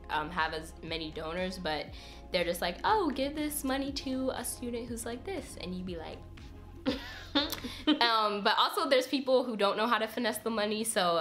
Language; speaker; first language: English; native; English